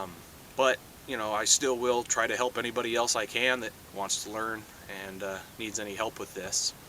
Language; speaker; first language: English; native; English